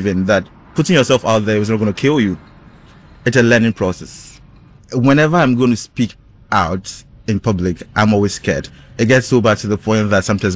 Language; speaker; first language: English; non-native, local second language; Ewe